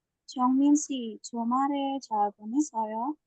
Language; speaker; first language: Korean; non-native, learner; Indonesian